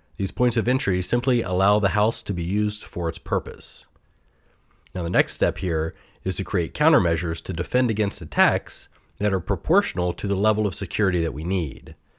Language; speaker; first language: English; native; English